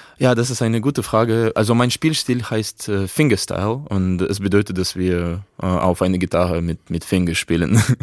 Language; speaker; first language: German; non-native, fluent; Russian